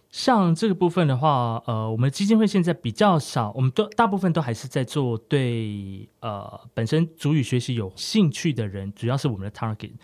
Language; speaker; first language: Chinese; non-native, local second language; Amis